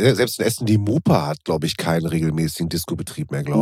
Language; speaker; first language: German; native; German